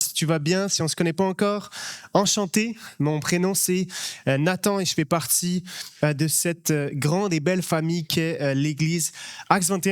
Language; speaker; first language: French; native; French